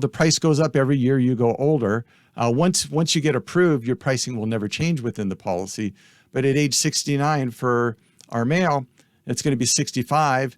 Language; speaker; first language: English; native; English